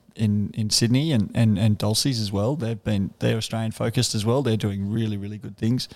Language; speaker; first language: English; native; English